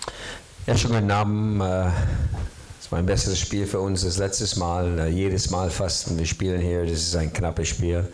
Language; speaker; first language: German; non-native, fluent; English